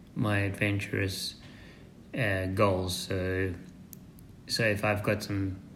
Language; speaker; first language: English; native; English